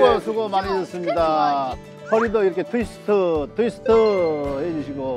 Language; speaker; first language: Korean; native; Korean